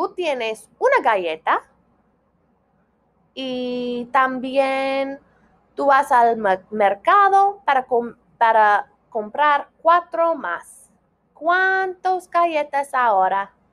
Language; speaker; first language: Spanish; non-native, fluent; English